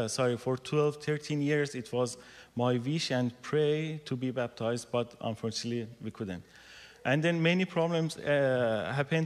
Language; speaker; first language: English; non-native, learner; Persian